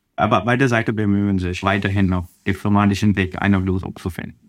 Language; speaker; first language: German; non-native, fluent; Telugu